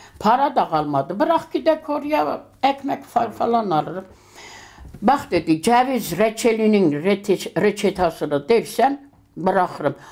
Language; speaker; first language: Turkish; early bilingual, heritage; Turkish